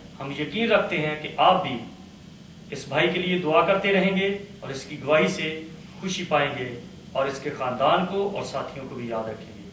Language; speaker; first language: Hindi; native; Hindi